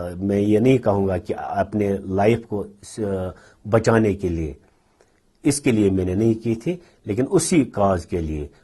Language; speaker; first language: Urdu; non-native, local second language; Kashmiri